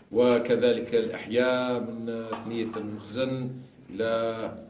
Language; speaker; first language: Arabic; native; Arabic